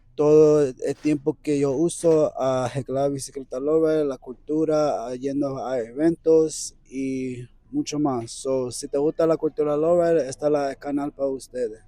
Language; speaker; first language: Spanish; early bilingual, other home language; English